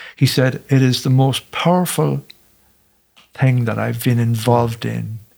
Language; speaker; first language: English; native; English